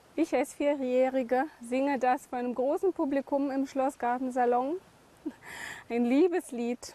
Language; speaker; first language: German; native; German